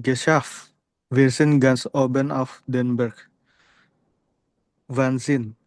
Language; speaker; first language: German; non-native, learner; Indonesian